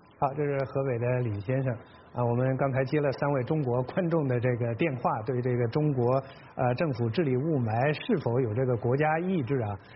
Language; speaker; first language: Chinese; native; Chinese